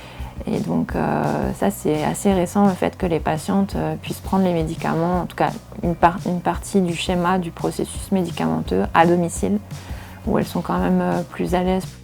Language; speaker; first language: French; native; French